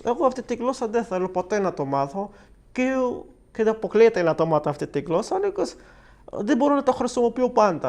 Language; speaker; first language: Greek; non-native, learner; Arabic